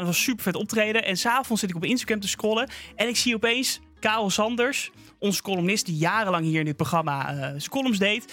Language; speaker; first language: Dutch; native; Dutch